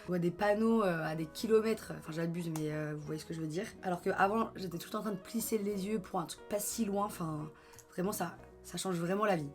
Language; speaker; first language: French; native; French